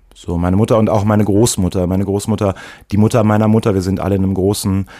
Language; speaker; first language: German; native; German